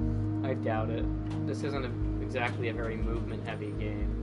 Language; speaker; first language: English; native; English